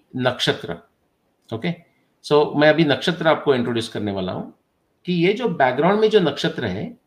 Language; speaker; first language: Hindi; non-native, local second language; Marathi